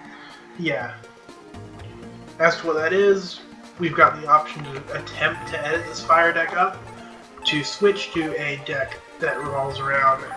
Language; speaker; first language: English; native; English